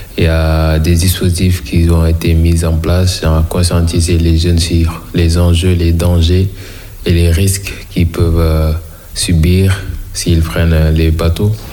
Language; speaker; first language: French; non-native, local second language; Wolof